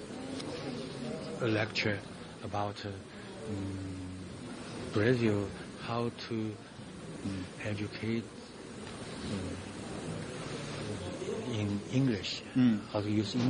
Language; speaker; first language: English; non-native, learner; Chinese